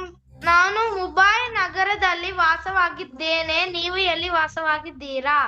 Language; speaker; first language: Kannada; non-native, learner; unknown